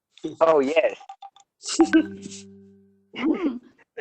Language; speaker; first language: English; non-native, learner; Indonesian